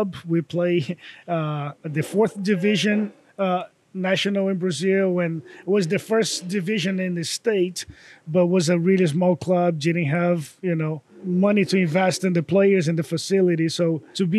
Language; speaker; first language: English; non-native, fluent; Portuguese